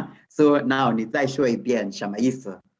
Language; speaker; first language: Chinese; non-native, fluent; Swahili